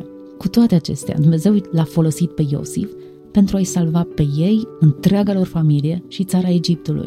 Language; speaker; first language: Romanian; native; Romanian